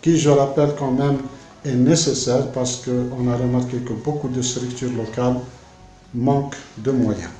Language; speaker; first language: French; non-native, local second language; Arabic